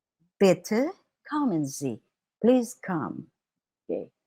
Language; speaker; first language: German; non-native, fluent; Filipino